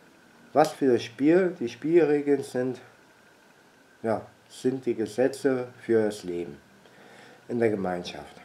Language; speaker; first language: German; native; German